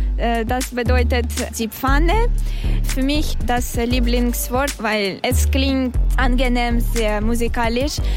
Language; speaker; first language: German; non-native, learner; Russian